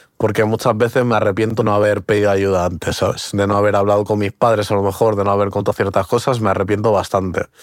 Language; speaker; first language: Spanish; early bilingual, other home language; Portuguese